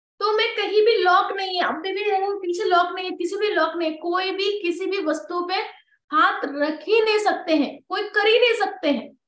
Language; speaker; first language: Hindi; non-native, local second language; Telugu